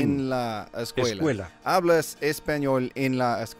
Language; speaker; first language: Spanish; non-native, learner; English